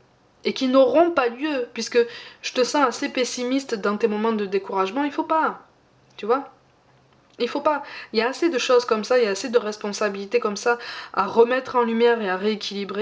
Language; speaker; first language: French; native; French